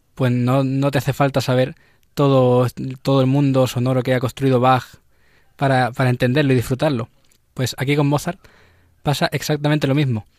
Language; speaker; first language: Spanish; native; Spanish